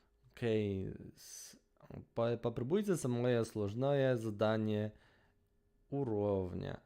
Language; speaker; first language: Russian; non-native, learner; Polish